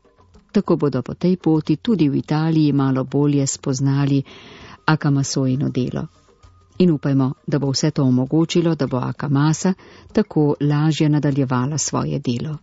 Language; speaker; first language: Slovenian; native; Slovenian